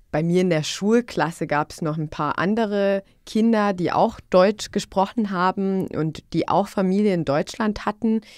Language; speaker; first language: German; non-native, fluent; Bosnian